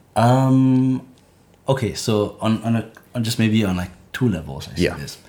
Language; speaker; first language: English; native; English